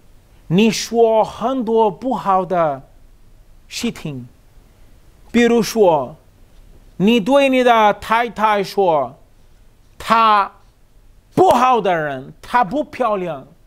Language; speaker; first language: Chinese; non-native, learner; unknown